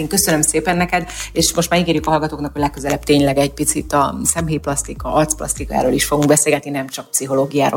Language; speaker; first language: Hungarian; native; Hungarian